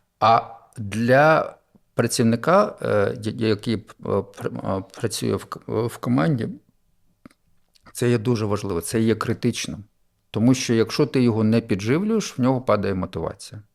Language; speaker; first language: Ukrainian; native; Ukrainian